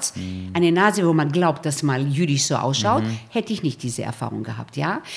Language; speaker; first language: German; early bilingual, other home language; Romanian